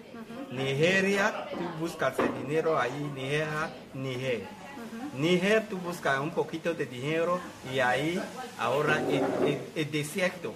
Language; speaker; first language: Spanish; non-native, learner; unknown